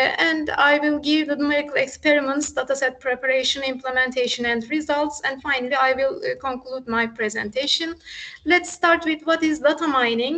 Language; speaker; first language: English; non-native, fluent; Turkish